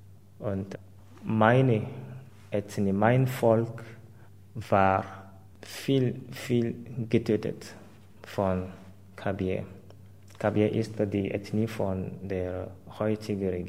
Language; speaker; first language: German; non-native, fluent; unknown